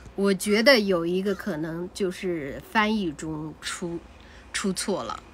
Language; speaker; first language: Chinese; native; Chinese